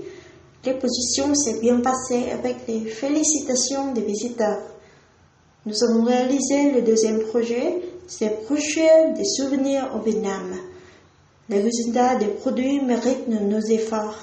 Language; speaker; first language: French; non-native, fluent; Vietnamese